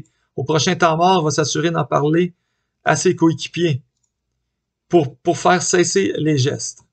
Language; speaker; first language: French; native; French